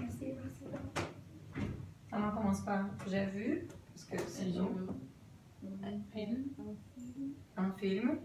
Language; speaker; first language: French; non-native, fluent; Portuguese